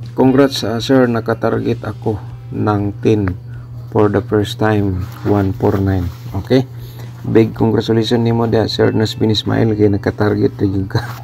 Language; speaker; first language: Filipino; non-native, local second language; Cebuano